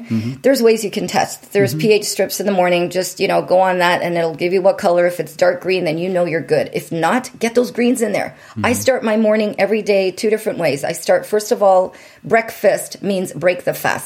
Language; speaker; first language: English; native; English